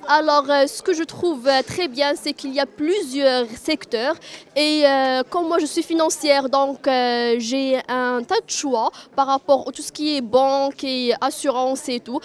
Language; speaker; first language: French; non-native, local second language; Arabic